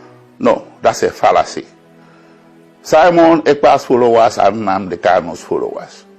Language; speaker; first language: English; non-native, local second language; Igbo